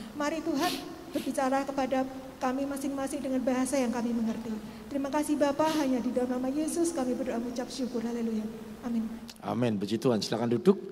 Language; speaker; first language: Indonesian; non-native, local second language; Javanese